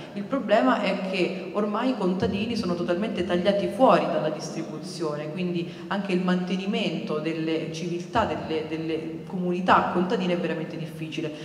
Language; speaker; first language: Italian; native; Italian